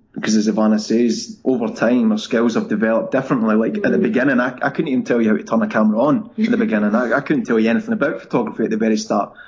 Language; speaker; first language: English; native; English